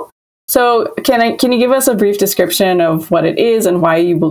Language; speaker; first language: English; non-native, local second language; Filipino